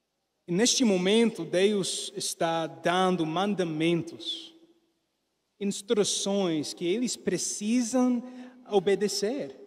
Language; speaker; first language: Portuguese; non-native, learner; English